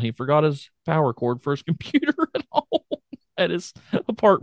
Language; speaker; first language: English; native; English